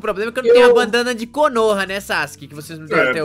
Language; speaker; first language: Portuguese; native; Portuguese